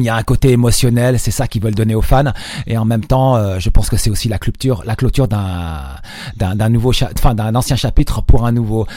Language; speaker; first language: French; native; French